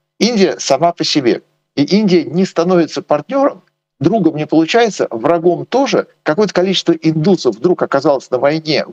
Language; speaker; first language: Russian; native; Russian